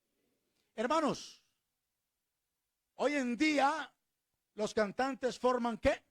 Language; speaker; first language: Spanish; native; Spanish